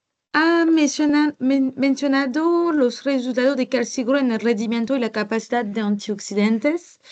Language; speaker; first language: Spanish; non-native, learner; French